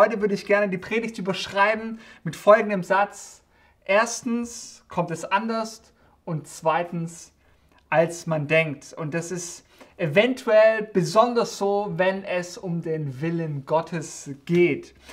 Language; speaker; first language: German; native; German